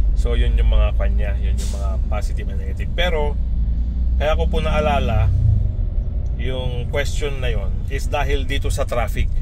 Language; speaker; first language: Filipino; non-native, local second language; Iloko